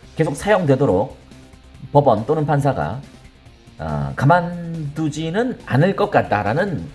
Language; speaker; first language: Korean; native; Korean